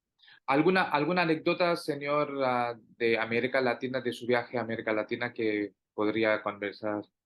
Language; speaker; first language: Spanish; non-native, fluent; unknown